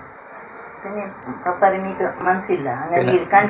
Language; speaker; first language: Malayalam; non-native, local second language; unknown